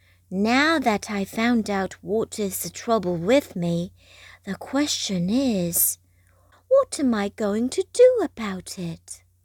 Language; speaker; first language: English; non-native, fluent; Chinese